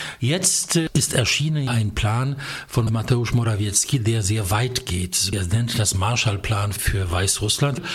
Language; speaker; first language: German; non-native, fluent; Polish